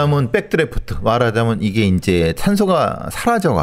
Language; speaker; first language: Korean; native; Korean